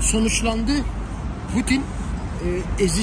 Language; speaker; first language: Turkish; native; Turkish